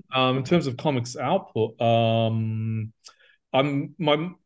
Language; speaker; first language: English; native; English